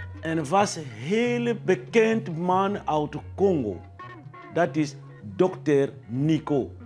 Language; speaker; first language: Dutch; non-native, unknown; Lingala